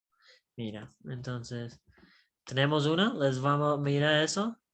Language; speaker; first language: Spanish; non-native, learner; English